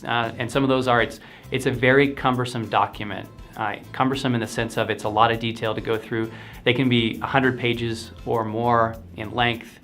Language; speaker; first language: English; native; English